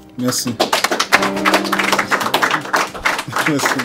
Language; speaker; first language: French; non-native, fluent; English